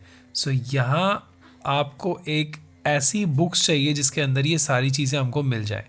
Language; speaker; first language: Hindi; native; Hindi